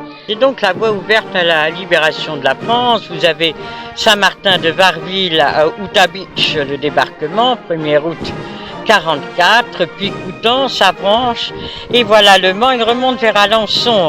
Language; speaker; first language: French; native; French